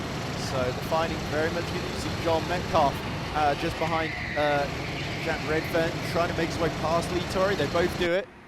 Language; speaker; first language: English; native; English